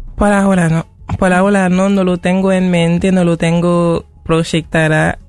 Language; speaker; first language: Spanish; non-native, fluent; Haitian Creole